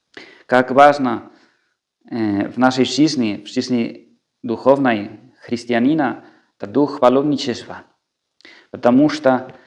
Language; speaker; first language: Russian; non-native, fluent; Spanish